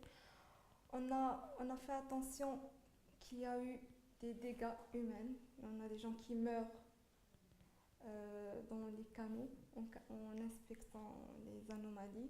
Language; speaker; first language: French; non-native, local second language; Arabic